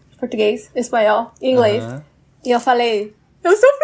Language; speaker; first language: Portuguese; non-native, fluent; English